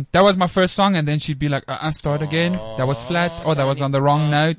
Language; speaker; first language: English; non-native, local second language; Afrikaans